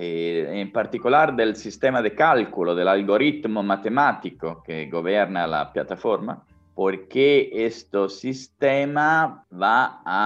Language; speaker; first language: Spanish; non-native, fluent; Italian